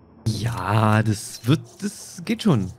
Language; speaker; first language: German; native; German